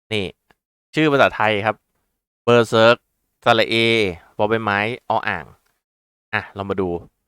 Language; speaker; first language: Thai; native; Thai